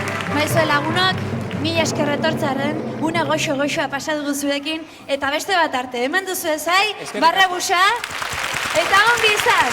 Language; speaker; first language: Basque; native; Basque